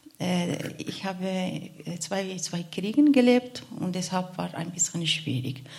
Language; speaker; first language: German; non-native, learner; Arabic